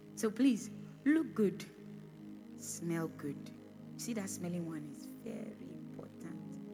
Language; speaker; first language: English; non-native, local second language; Bini